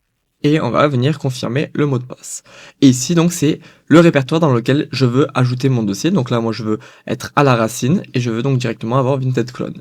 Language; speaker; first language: French; native; French